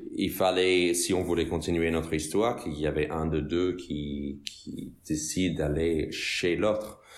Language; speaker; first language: French; non-native, fluent; English